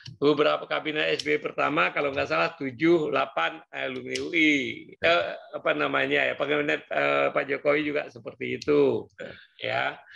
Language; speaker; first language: Indonesian; non-native, local second language; Achinese